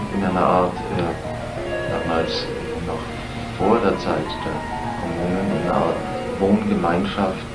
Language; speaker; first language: German; native; German